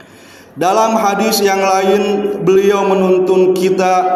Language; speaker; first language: Indonesian; native; Indonesian